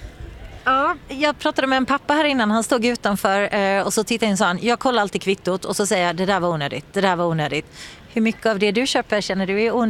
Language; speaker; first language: Swedish; native; Swedish